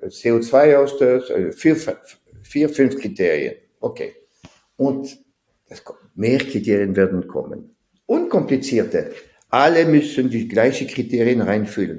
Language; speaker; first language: German; non-native, fluent; French